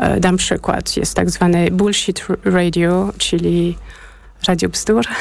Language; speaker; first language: Polish; early bilingual, heritage; Polish